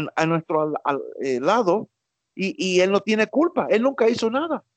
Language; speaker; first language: Spanish; early bilingual, heritage; Spanish